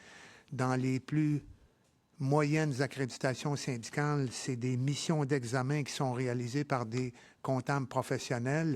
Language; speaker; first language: French; native; French